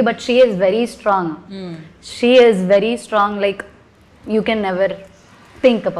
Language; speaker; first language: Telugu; non-native, learner; Malayalam